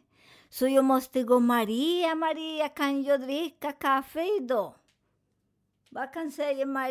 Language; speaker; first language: Swedish; non-native, learner; Spanish